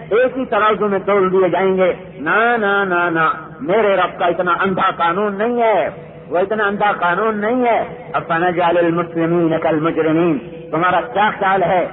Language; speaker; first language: Urdu; non-native, local second language; Punjabi